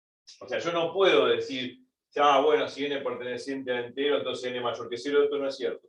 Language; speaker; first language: Spanish; native; Spanish